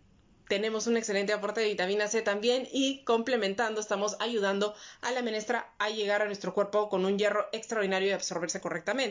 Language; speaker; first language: Spanish; native; Spanish